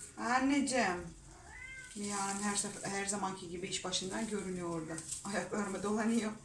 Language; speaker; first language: Turkish; non-native, fluent; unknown